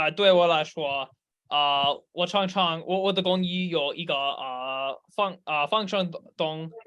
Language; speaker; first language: Chinese; non-native, learner; English